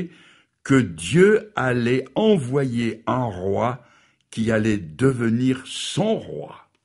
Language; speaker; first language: French; native; French